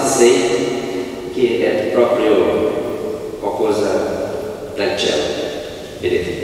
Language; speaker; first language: Italian; non-native, fluent; Portuguese